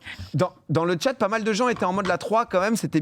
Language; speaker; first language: French; native; French